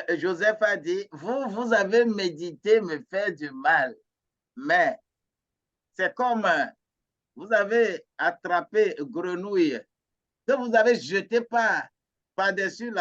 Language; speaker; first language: French; non-native, local second language; Ewe